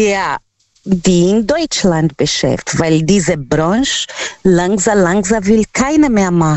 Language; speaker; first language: German; non-native, fluent; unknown